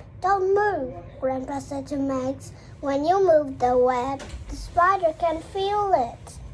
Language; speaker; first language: English; non-native, learner; Vietnamese